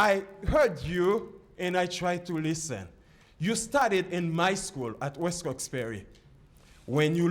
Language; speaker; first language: English; non-native, fluent; Haitian Creole